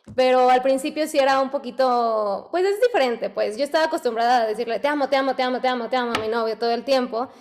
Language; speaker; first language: Spanish; native; Spanish